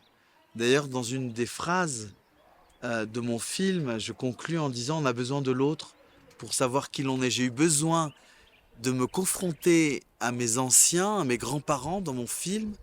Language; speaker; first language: French; early bilingual, other home language; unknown